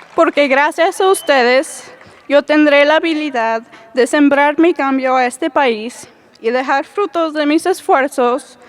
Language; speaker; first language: Spanish; early bilingual, heritage; Spanish